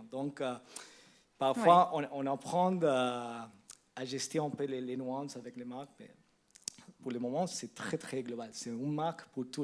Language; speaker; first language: French; non-native, learner; Spanish